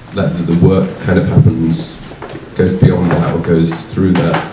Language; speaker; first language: English; native; English